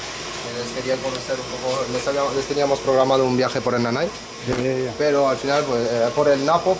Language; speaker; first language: Spanish; non-native, fluent; French